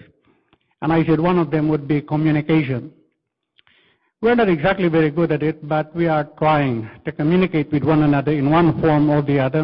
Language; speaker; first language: English; non-native, local second language; Filipino